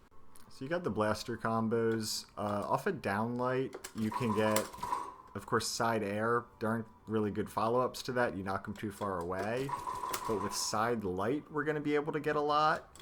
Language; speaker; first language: English; native; English